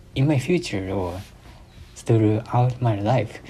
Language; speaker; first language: English; non-native, fluent; Japanese